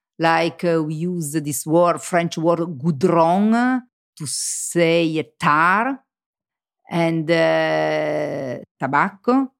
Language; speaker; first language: English; non-native, learner; Italian